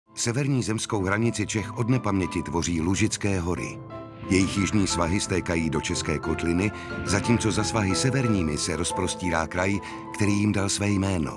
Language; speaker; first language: Czech; native; Czech